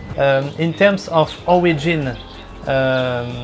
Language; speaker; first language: English; non-native, learner; French